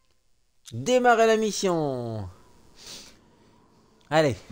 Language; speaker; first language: French; native; French